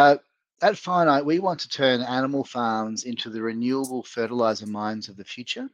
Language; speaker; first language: English; native; English